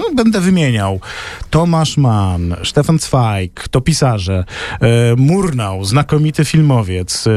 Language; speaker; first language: Polish; native; Polish